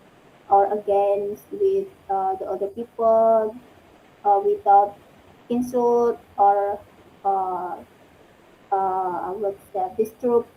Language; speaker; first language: English; non-native, learner; Indonesian